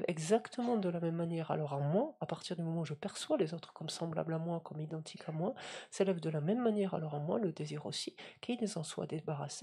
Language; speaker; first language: French; native; French